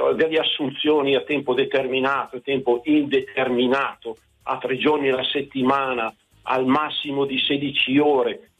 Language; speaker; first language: Italian; native; Italian